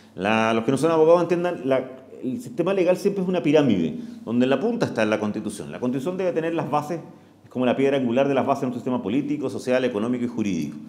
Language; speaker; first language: Spanish; native; Spanish